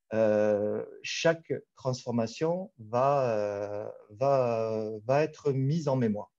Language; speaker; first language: French; native; French